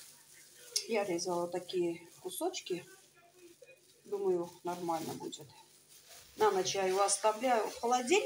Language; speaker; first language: Russian; non-native, learner; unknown